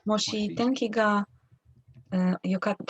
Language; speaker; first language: Japanese; non-native, learner; English